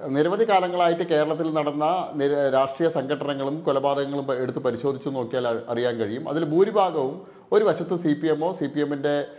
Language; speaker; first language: Malayalam; native; Malayalam